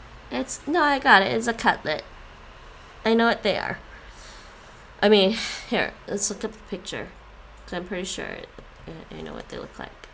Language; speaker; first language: English; native; English